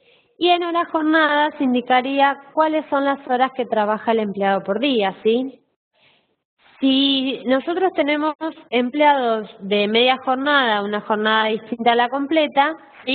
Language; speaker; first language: Spanish; native; Spanish